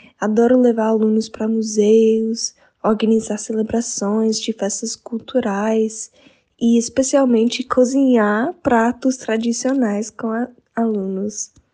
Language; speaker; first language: Portuguese; non-native, fluent; English